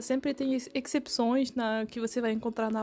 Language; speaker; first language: Portuguese; non-native, fluent; French